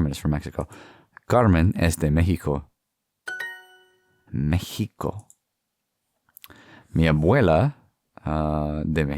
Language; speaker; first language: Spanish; non-native, learner; English